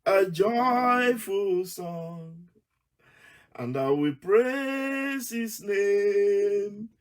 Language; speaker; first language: English; non-native, local second language; Yoruba